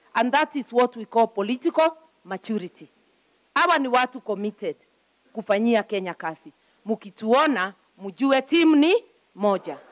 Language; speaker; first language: English; non-native, local second language; Kikuyu